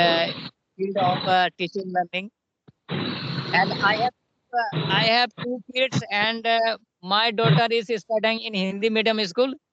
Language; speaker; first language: English; non-native, learner; Hindi